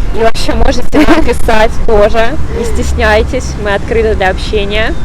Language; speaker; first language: Russian; native; Russian